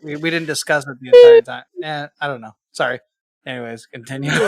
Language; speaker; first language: English; native; English